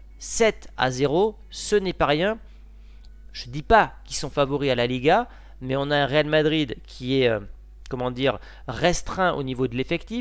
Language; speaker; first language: French; native; French